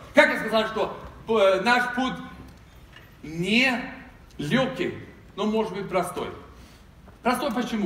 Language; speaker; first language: Russian; non-native, fluent; Swedish